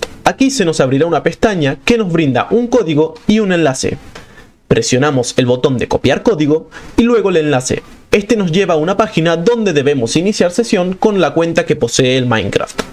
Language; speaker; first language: Spanish; native; Spanish